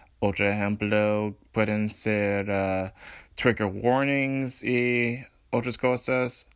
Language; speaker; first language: Spanish; non-native, learner; English